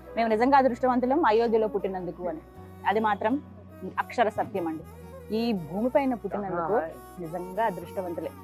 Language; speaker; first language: Telugu; native; Telugu